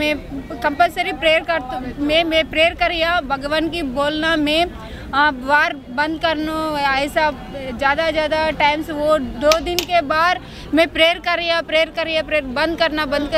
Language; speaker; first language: Hindi; non-native, local second language; Telugu